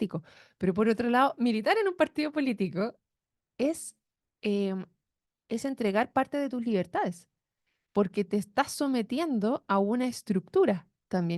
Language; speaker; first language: Spanish; native; Spanish